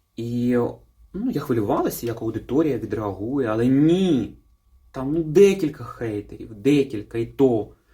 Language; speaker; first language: Ukrainian; non-native, local second language; Russian